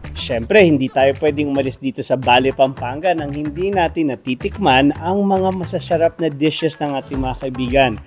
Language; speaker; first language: Filipino; native; Filipino